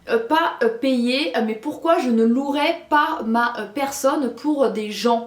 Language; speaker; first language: French; native; French